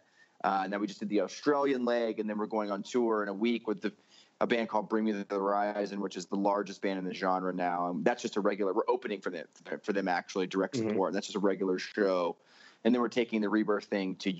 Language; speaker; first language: English; native; English